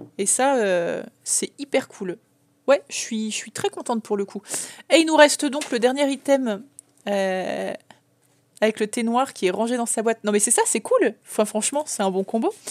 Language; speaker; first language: French; native; French